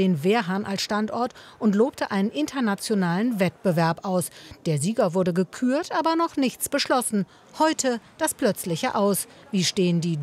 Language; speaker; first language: German; native; German